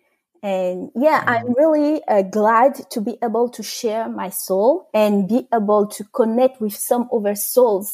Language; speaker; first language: English; non-native, fluent; French